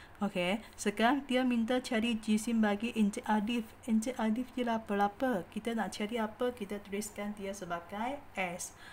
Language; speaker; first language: Malay; non-native, local second language; Chinese